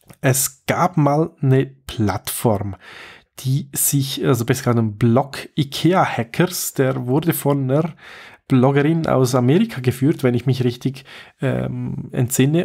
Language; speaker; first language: German; native; German